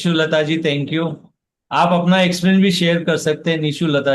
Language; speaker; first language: Hindi; native; Hindi